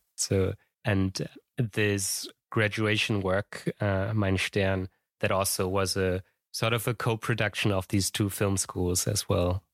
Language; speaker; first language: English; non-native, fluent; German